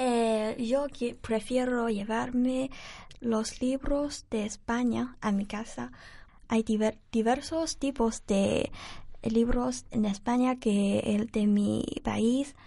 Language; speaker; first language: Spanish; non-native, learner; Chinese